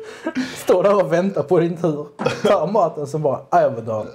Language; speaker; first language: Swedish; native; Swedish